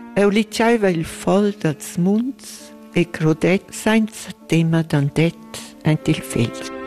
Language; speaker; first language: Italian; non-native, local second language; Romansh